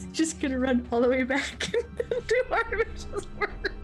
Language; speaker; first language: English; native; English